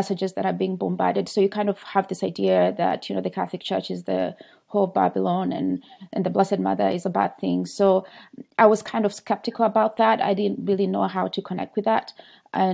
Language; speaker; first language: English; non-native, local second language; Ganda